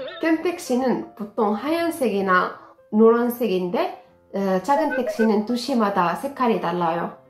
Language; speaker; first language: Korean; non-native, fluent; Arabic